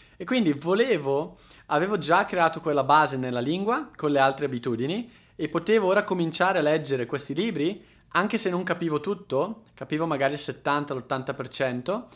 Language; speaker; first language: Italian; native; Italian